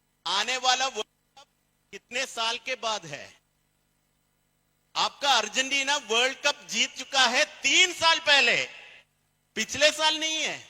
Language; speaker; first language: Hindi; non-native, fluent; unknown